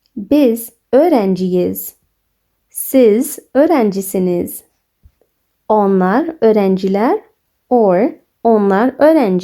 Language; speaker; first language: Turkish; non-native, fluent; English